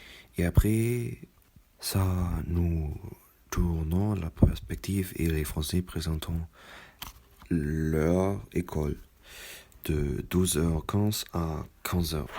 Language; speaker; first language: French; non-native, learner; German